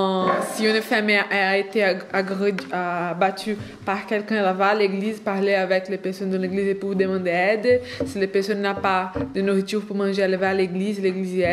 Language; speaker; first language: French; non-native, fluent; Portuguese